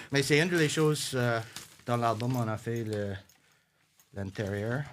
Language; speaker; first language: French; non-native, local second language; English